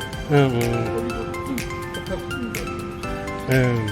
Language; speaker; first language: Korean; native; Korean